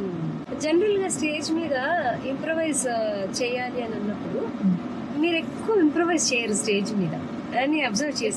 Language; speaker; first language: Telugu; native; Telugu